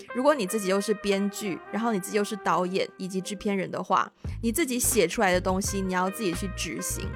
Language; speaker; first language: Chinese; native; Chinese